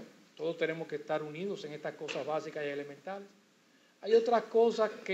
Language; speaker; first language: Spanish; native; Spanish